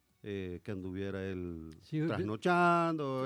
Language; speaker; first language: Spanish; native; Spanish